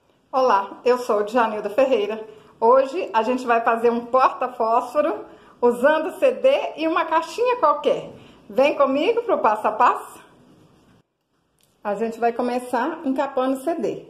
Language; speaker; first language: Portuguese; native; Portuguese